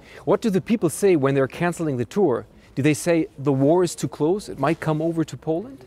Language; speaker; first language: English; non-native, fluent; German